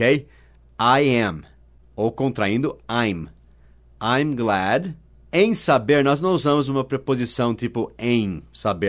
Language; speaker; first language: Portuguese; non-native, fluent; English